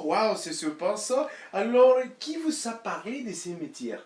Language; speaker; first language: French; early bilingual, other home language; Spanish